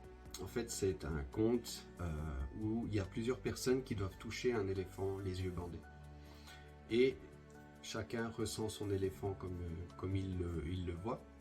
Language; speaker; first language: French; native; French